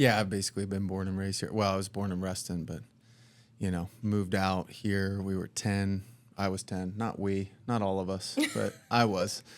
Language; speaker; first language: English; native; English